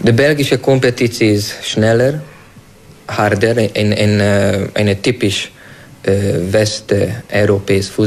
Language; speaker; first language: Dutch; non-native, learner; Hungarian